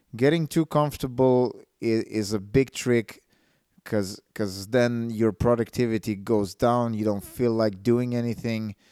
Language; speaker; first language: English; non-native, fluent; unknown